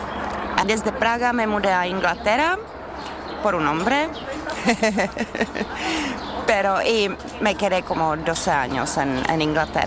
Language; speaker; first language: Spanish; non-native, learner; Czech